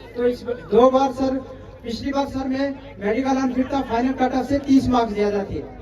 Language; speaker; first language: Hindi; non-native, local second language; Punjabi